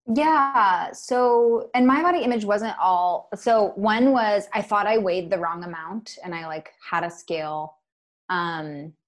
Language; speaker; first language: English; native; English